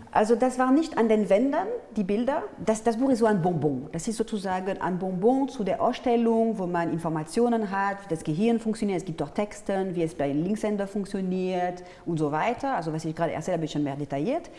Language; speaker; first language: German; non-native, fluent; French